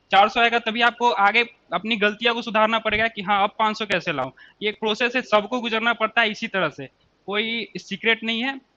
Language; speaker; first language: Hindi; native; Hindi